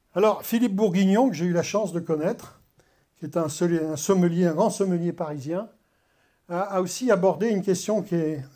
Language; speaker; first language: French; native; French